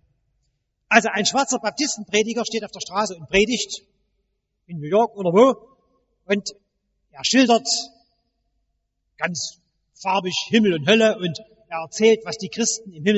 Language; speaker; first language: German; native; German